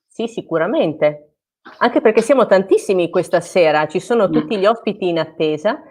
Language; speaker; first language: Italian; native; Italian